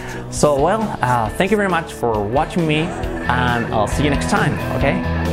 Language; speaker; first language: English; non-native, fluent; Spanish